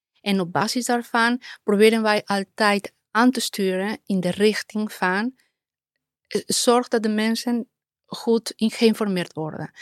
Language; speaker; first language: Dutch; non-native, fluent; Spanish